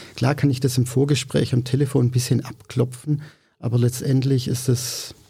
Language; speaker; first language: German; native; German